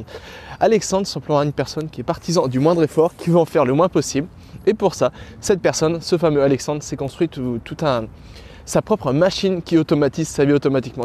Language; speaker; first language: French; native; French